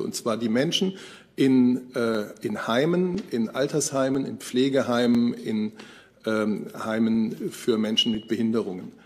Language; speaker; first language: German; native; German